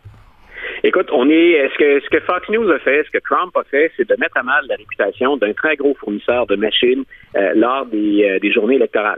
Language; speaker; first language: French; native; French